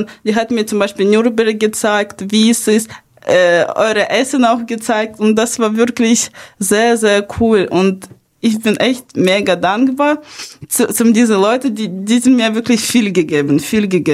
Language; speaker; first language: German; non-native, fluent; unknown